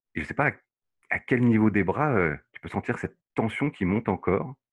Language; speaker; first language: French; native; French